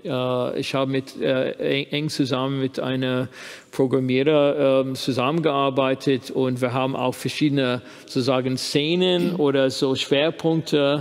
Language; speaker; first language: German; non-native, fluent; English